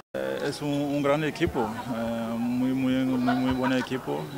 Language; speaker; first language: Spanish; non-native, fluent; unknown